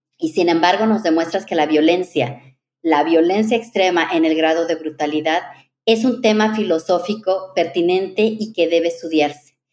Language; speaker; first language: Spanish; native; Spanish